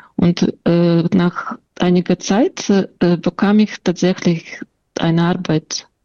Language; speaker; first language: German; non-native, fluent; Russian